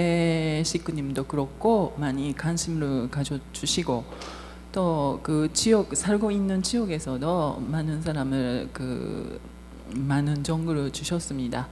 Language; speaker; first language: Korean; non-native, fluent; Japanese